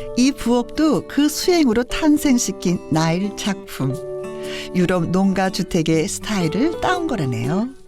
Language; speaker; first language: Korean; native; Korean